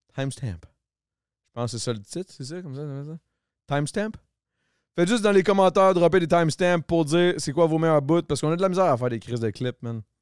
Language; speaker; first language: French; native; French